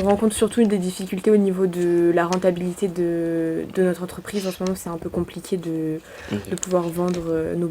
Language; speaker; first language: French; native; French